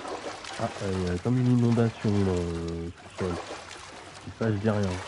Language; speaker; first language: French; native; French